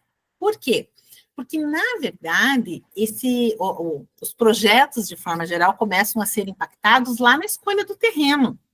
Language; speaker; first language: Portuguese; native; Portuguese